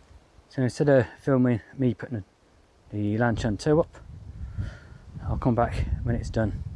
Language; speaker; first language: English; native; English